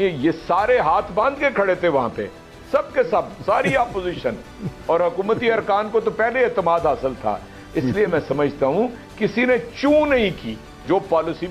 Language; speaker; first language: Urdu; native; Urdu